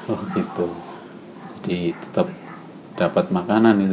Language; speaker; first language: Indonesian; native; Indonesian